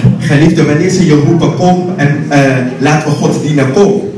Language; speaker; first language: Dutch; non-native, fluent; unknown